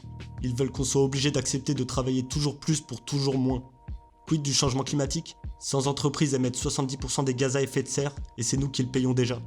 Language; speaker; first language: French; native; French